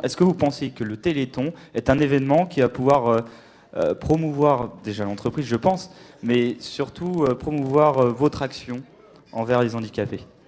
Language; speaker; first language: French; native; French